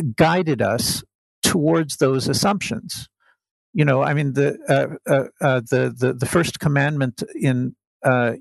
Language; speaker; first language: English; native; English